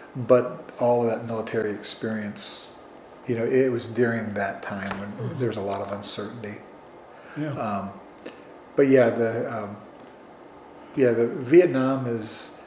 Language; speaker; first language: English; native; English